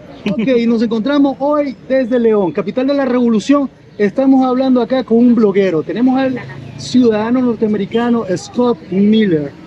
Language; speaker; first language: Spanish; native; Spanish